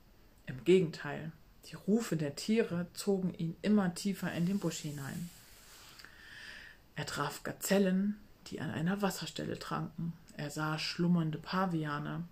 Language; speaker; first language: German; native; German